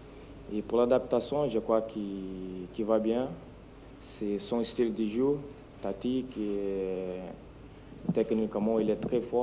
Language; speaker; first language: French; non-native, fluent; Portuguese